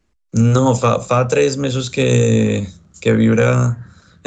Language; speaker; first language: Catalan; non-native, fluent; Spanish